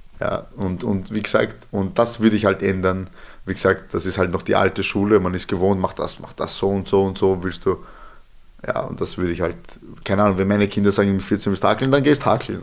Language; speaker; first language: German; early bilingual, other home language; Serbian